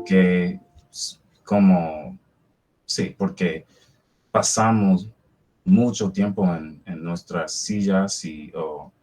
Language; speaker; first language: Spanish; non-native, fluent; English